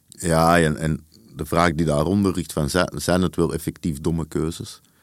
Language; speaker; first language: Dutch; native; Dutch